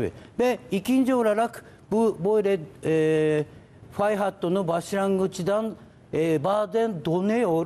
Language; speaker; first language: Turkish; non-native, learner; Japanese